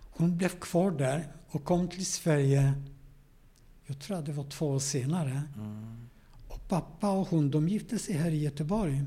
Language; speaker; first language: Swedish; non-native, fluent; Polish